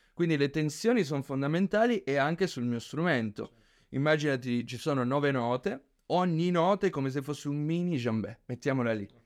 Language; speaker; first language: Italian; early bilingual, other home language; Spanish